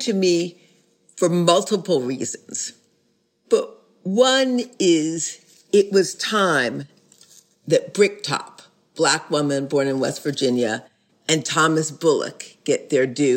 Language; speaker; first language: English; native; English